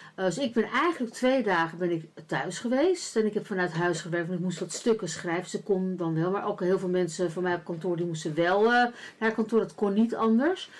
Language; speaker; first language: Dutch; early bilingual, other home language; Spanish